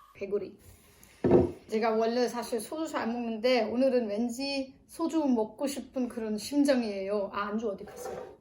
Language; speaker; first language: Korean; non-native, fluent; German